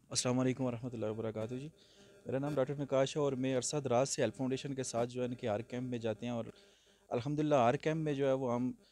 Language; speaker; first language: Urdu; non-native, local second language; Northern Hindko